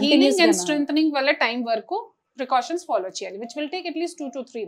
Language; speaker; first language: Telugu; non-native, local second language; Hindi